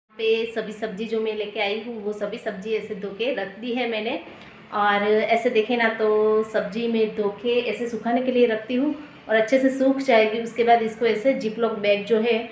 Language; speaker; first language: Hindi; non-native, local second language; Gujarati